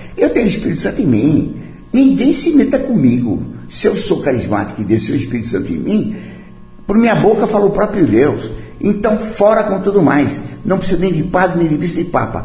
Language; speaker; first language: Portuguese; early bilingual, other home language; Italian